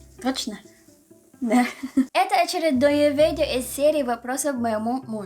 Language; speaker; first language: Russian; non-native, learner; Filipino